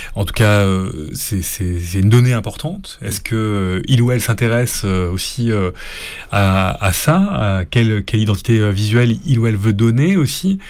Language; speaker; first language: French; native; French